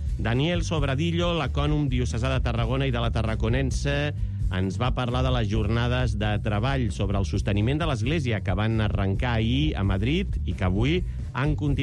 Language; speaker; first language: Catalan; native; Catalan